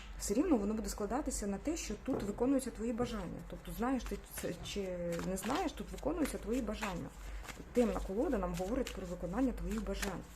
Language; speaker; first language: Ukrainian; non-native, local second language; Russian